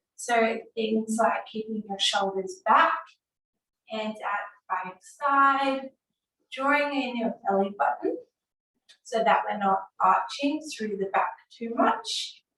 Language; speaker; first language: English; native; English